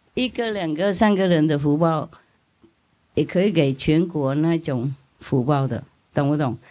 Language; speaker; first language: Chinese; non-native, fluent; Vietnamese